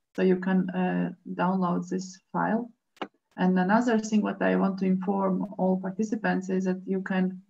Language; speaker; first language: English; non-native, fluent; Latvian